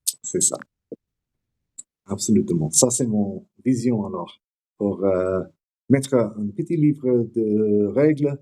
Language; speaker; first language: French; non-native, learner; English